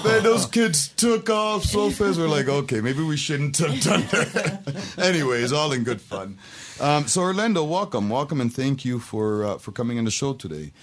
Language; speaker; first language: English; native; English